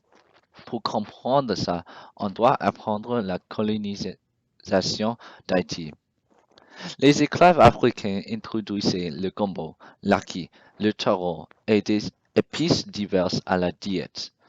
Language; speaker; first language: French; non-native, learner; English